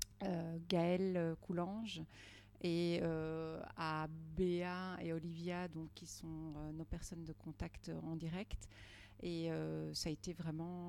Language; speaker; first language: French; native; French